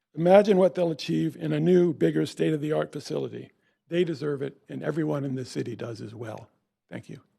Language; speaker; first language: English; native; English